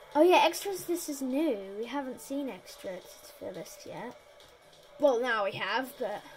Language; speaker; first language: English; native; English